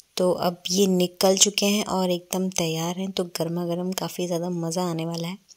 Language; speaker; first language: Hindi; non-native, local second language; Bangla